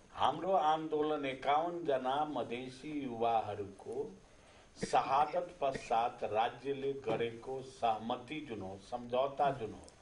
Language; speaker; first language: Nepali; non-native, local second language; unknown